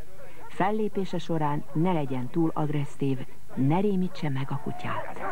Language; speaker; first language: Hungarian; native; Hungarian